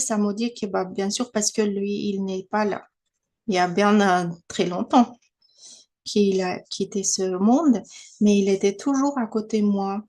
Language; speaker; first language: French; non-native, fluent; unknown